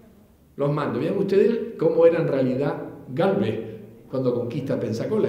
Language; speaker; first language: Spanish; native; Spanish